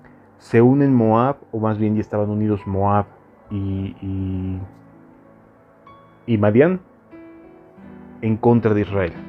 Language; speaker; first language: Spanish; native; Spanish